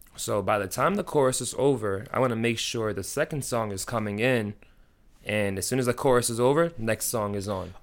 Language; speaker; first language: English; early bilingual, other home language; Hindi